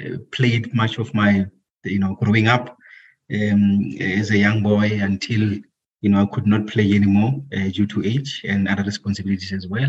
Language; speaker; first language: English; non-native, local second language; Southern Sotho